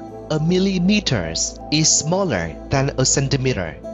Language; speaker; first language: English; non-native, fluent; Vietnamese